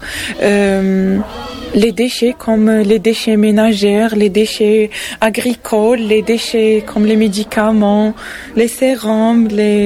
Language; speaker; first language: French; non-native, local second language; Arabic